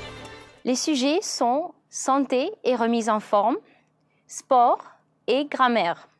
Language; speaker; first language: French; non-native, fluent; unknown